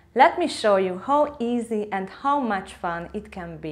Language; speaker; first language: English; non-native, fluent; Hungarian